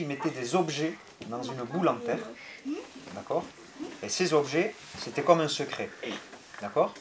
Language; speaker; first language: French; native; French